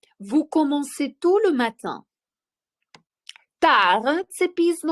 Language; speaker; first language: French; non-native, fluent; Ukrainian